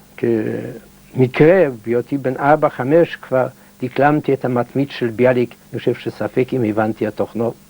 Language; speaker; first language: Hebrew; early bilingual, heritage; Hebrew